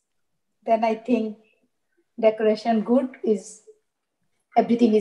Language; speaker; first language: English; non-native, learner; Bangla